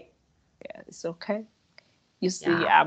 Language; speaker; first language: English; non-native, learner; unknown